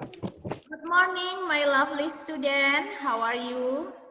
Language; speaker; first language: English; non-native, learner; Indonesian